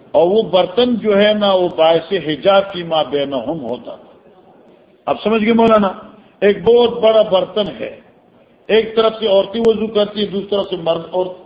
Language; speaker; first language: Urdu; non-native, local second language; Northern Hindko